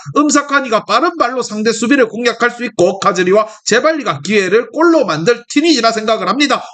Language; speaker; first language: Korean; native; Korean